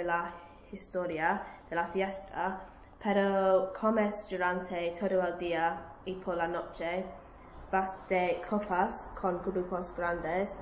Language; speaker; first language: Spanish; non-native, learner; English